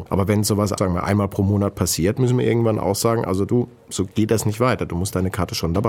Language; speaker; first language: German; native; German